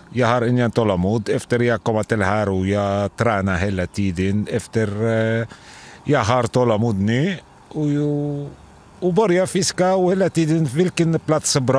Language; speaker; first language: Swedish; non-native, learner; Arabic